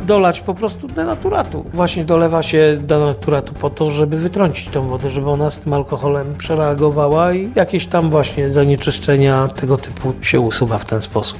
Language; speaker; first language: Polish; native; Polish